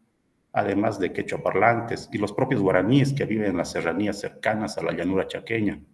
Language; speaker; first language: Spanish; native; Spanish